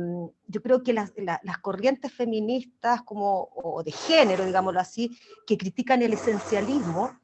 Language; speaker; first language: Spanish; native; Spanish